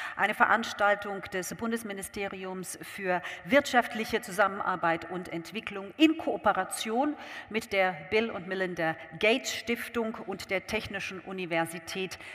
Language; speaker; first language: German; native; German